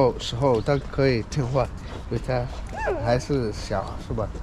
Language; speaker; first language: Chinese; non-native, learner; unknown